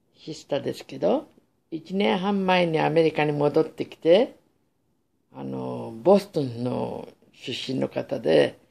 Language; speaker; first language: Japanese; native; Japanese